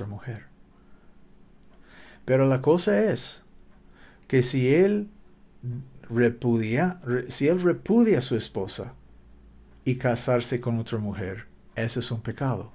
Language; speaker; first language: Spanish; non-native, learner; English